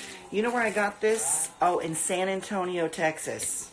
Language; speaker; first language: English; early bilingual, other home language; Spanish